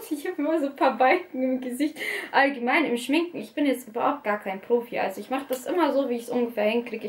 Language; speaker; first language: German; early bilingual, other home language; Russian